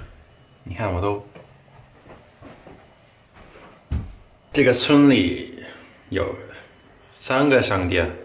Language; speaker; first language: Chinese; non-native, fluent; English